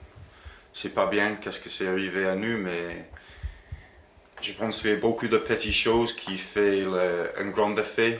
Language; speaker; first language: French; non-native, fluent; English